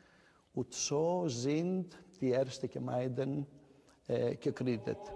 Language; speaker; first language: German; non-native, fluent; Greek